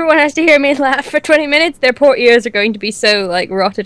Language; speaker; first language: English; native; English